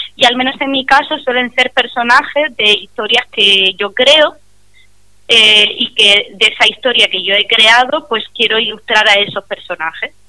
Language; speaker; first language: Spanish; native; Spanish